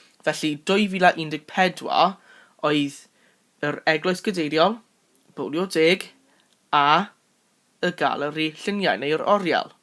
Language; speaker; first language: Welsh; non-native, local second language; English